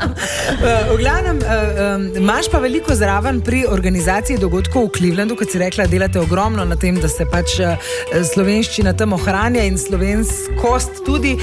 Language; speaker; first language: Slovenian; native; Slovenian